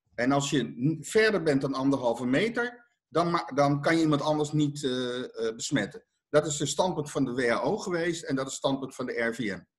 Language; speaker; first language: Dutch; native; Dutch